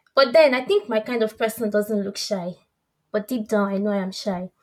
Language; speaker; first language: English; non-native, local second language; Yoruba